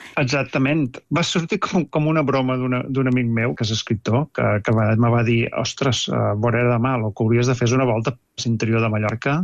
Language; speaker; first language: Catalan; native; Catalan